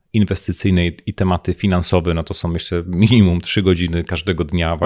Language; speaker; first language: Polish; native; Polish